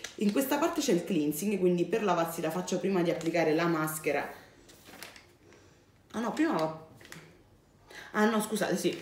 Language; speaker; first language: Italian; native; Italian